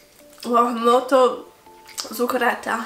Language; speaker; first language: Italian; non-native, fluent; English